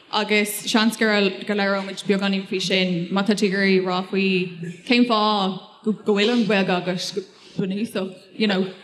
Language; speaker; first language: Irish; non-native, local second language; English